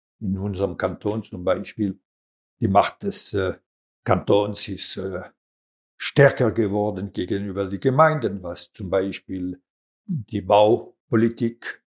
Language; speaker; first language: German; non-native, local second language; French